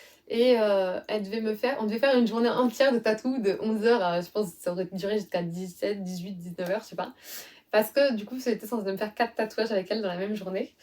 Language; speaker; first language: French; native; French